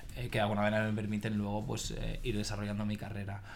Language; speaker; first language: Spanish; native; Spanish